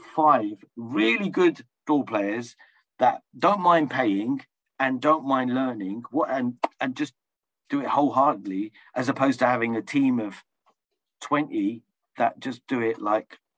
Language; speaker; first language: English; early bilingual, other home language; Punjabi